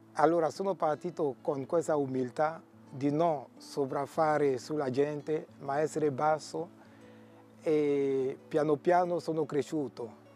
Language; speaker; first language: Italian; non-native, fluent; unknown